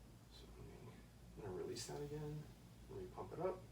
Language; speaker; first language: English; native; English